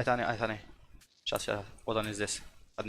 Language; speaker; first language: Russian; non-native, local second language; Tajik